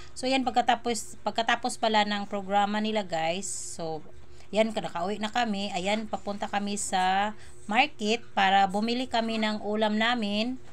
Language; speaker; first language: Filipino; non-native, local second language; Cebuano